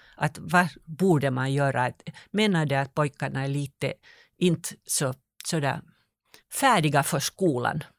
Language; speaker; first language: Swedish; non-native, local second language; Finnish